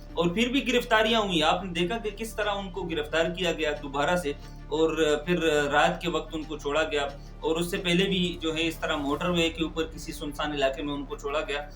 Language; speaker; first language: Urdu; non-native, local second language; Pashto